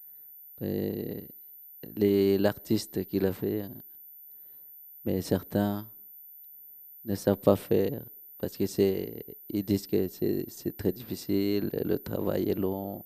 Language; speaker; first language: French; non-native, local second language; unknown